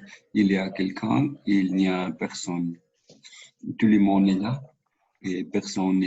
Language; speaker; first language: French; non-native, learner; Spanish